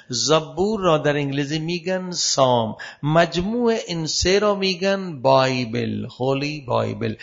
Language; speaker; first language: Persian; non-native, fluent; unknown